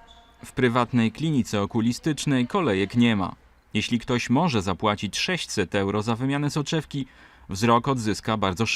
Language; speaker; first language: Polish; native; Polish